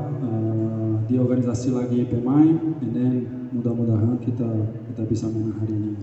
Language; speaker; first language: Indonesian; non-native, fluent; Portuguese